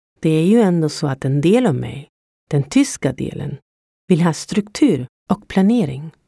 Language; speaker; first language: Swedish; non-native, fluent; Spanish